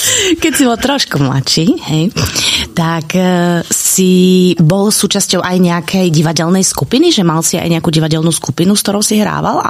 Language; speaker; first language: Slovak; native; Slovak